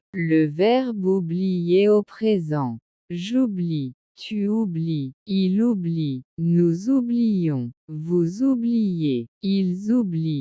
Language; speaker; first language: French; non-native, local second language; Arabic